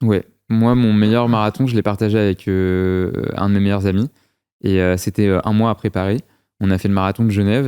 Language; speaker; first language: French; native; French